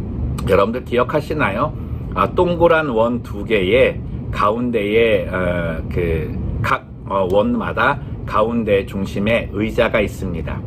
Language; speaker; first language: Korean; native; Korean